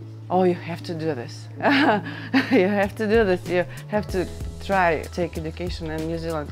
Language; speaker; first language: English; non-native, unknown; Russian